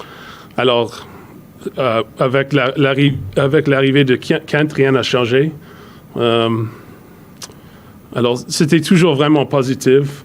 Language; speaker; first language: French; non-native, fluent; English